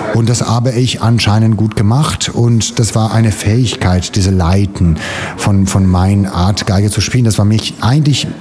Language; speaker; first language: German; non-native, fluent; Italian